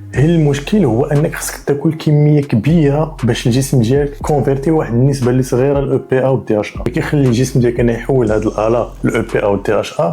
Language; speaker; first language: Arabic; native; Arabic